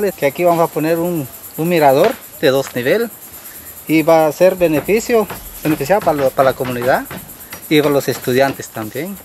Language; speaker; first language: Spanish; non-native, local second language; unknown